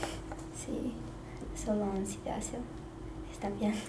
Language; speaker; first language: Spanish; non-native, learner; Chinese